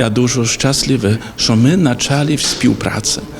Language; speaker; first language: Ukrainian; non-native, learner; Polish